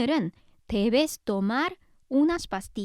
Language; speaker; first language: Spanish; non-native, fluent; Korean